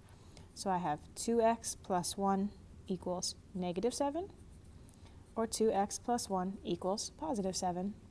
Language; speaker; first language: English; native; English